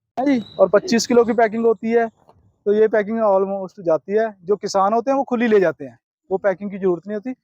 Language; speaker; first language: Hindi; non-native, local second language; Punjabi